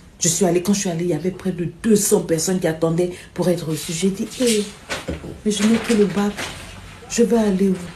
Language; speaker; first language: French; non-native, local second language; Lingala